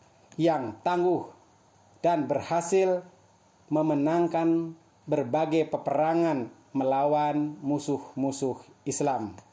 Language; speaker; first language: Indonesian; native; Indonesian